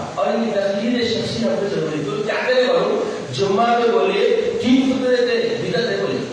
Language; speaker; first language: Urdu; native; Urdu